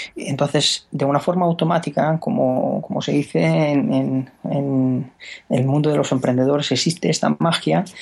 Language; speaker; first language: Spanish; non-native, fluent; Romanian